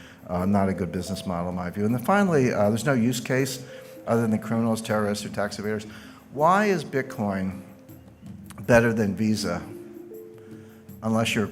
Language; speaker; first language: English; native; English